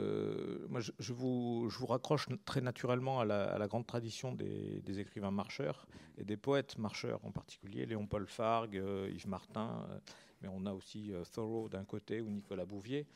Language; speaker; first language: French; native; French